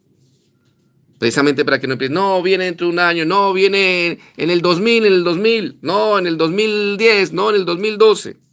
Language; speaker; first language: Spanish; native; Spanish